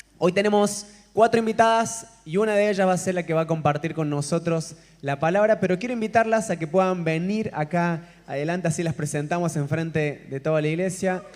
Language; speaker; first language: Spanish; native; Spanish